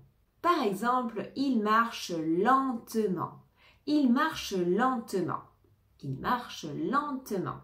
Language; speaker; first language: French; native; French